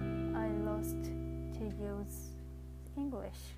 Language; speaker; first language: English; non-native, learner; Japanese